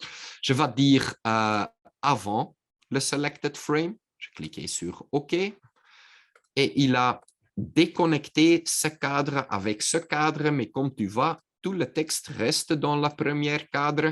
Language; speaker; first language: French; non-native, local second language; Dutch